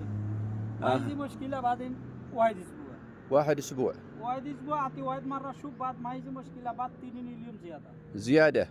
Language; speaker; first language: Arabic; non-native, learner; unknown